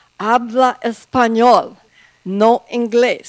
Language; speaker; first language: Spanish; non-native, fluent; English